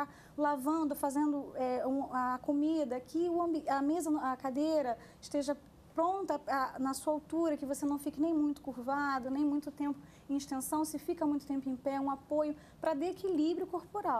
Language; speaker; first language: Portuguese; native; Portuguese